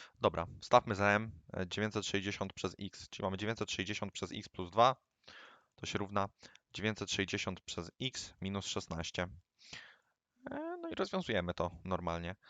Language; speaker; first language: Polish; native; Polish